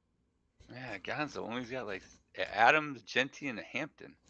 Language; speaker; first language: English; native; English